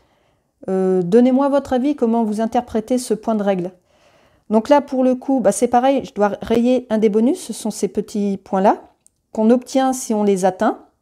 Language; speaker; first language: French; native; French